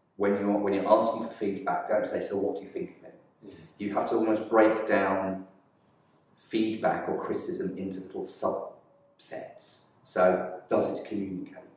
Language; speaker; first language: English; native; English